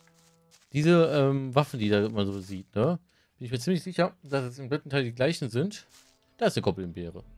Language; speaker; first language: German; native; German